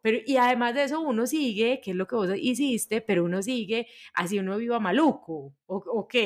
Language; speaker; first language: Spanish; native; Spanish